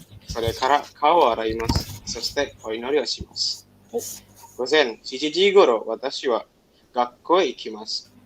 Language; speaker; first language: Japanese; non-native, learner; Indonesian